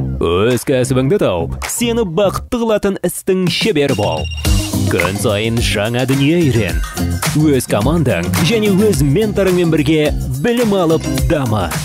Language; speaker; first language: Kazakh; native; Kazakh